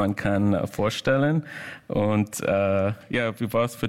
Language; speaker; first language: German; non-native, learner; English